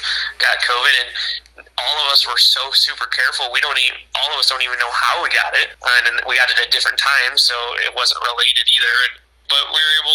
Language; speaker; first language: English; native; English